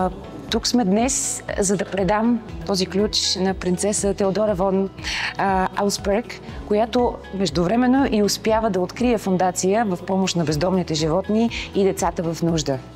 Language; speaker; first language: Bulgarian; native; Bulgarian